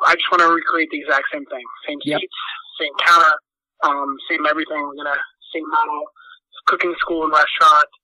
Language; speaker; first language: English; native; English